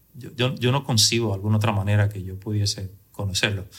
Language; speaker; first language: Spanish; native; Spanish